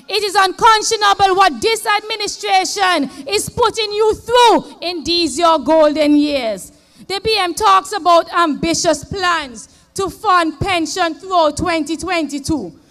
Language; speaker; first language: English; native; English